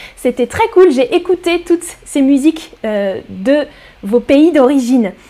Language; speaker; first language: French; native; French